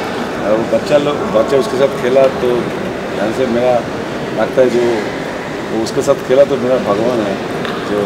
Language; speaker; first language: Hindi; non-native, local second language; Bangla